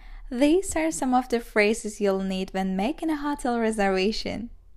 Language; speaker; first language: English; non-native, fluent; Turkish